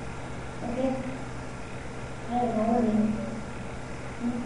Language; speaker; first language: Chinese; non-native, fluent; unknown